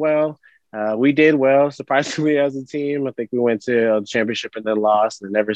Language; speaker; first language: English; native; English